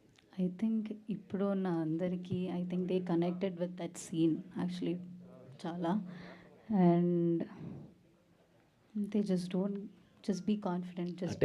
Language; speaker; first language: Telugu; non-native, learner; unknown